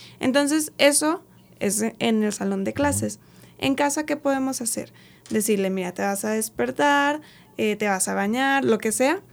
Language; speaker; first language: Spanish; native; Spanish